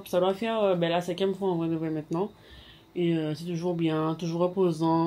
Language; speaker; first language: French; native; French